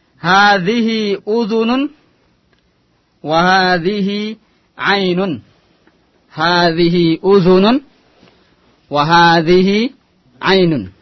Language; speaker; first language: Arabic; non-native, fluent; Indonesian